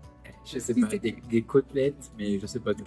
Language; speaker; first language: French; native; French